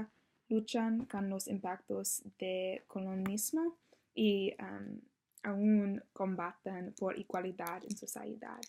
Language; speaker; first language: Spanish; non-native, learner; English